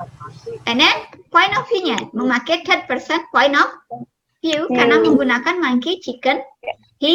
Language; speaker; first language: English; non-native, fluent; Indonesian